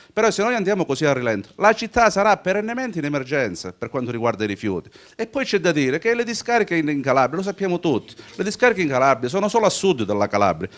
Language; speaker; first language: Italian; native; Italian